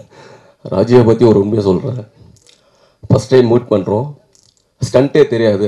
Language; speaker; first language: Tamil; native; Tamil